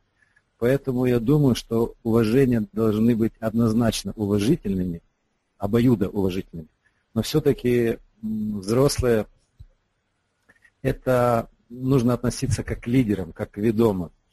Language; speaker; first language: Russian; native; Russian